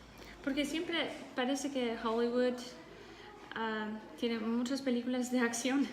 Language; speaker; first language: Spanish; non-native, fluent; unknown